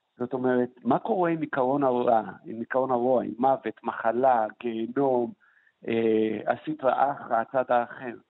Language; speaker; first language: Hebrew; native; Hebrew